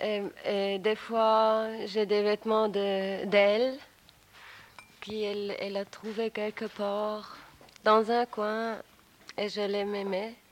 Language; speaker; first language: French; non-native, local second language; German